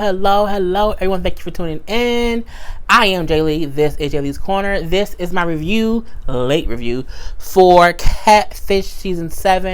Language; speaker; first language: English; native; English